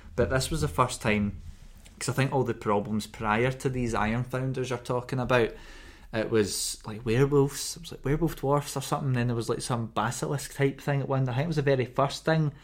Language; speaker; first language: English; native; English